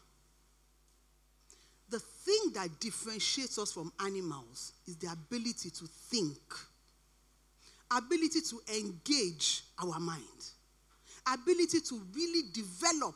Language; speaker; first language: English; non-native, local second language; Yoruba